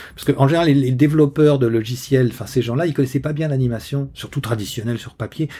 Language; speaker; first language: French; native; French